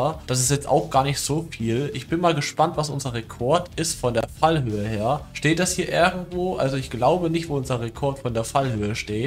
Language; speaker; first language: German; native; German